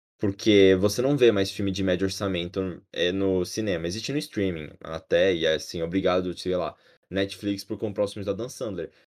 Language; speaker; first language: Portuguese; native; Portuguese